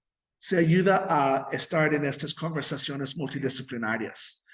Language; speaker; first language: Spanish; non-native, fluent; English